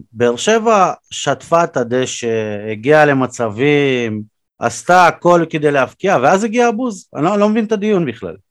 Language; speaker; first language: Hebrew; native; Hebrew